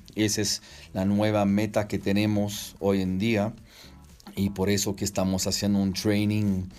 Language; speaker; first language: Spanish; non-native, fluent; French